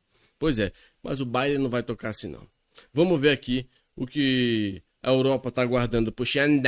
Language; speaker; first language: Portuguese; native; Portuguese